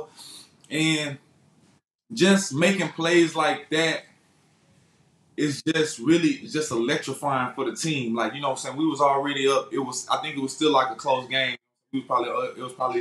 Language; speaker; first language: English; native; English